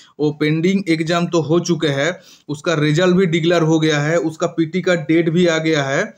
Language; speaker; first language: Hindi; non-native, local second language; Bangla